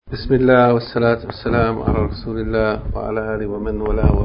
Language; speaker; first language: Arabic; non-native, fluent; English